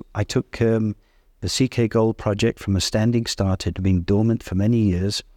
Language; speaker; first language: English; native; English